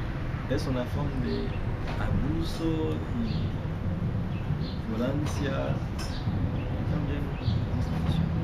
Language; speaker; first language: Spanish; non-native, learner; Haitian Creole